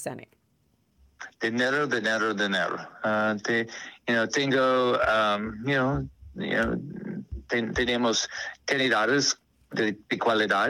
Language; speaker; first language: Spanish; non-native, learner; English